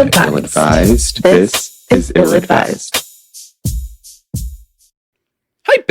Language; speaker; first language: English; native; English